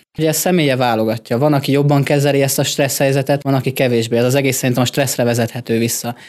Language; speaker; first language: Hungarian; native; Hungarian